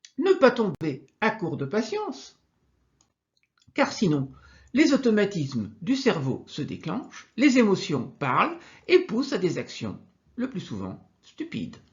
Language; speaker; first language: French; native; French